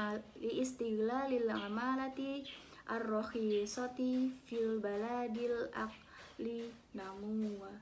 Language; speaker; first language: Arabic; non-native, learner; Indonesian